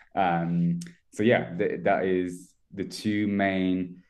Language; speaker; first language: English; non-native, fluent; French